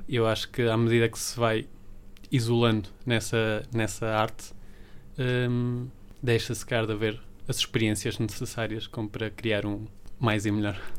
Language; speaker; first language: Portuguese; early bilingual, other home language; Spanish